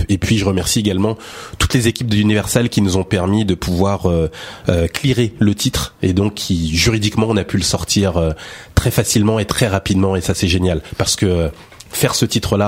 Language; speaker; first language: French; native; French